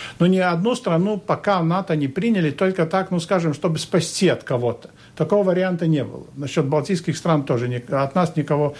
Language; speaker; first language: Russian; non-native, local second language; Latvian